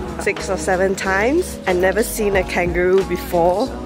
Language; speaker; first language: English; non-native, local second language; Chinese